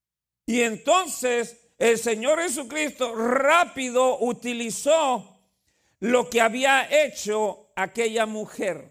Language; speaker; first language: Spanish; native; Spanish